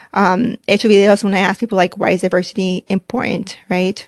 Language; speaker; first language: English; early bilingual, other home language; Spanish